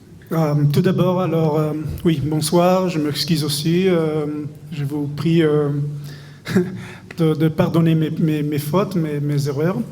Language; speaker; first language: French; non-native, fluent; Hebrew